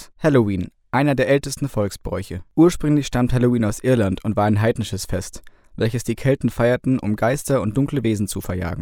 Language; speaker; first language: German; native; German